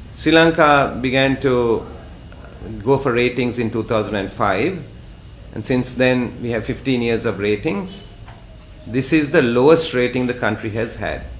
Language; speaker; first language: English; non-native, local second language; Sinhala